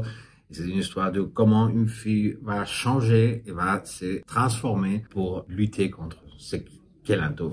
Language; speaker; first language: French; non-native, fluent; Spanish